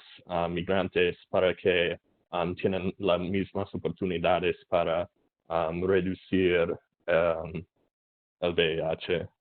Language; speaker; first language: Spanish; non-native, learner; English